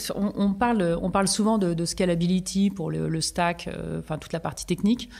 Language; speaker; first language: French; native; French